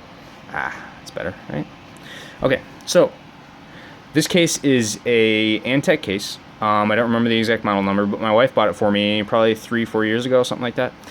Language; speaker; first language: English; native; English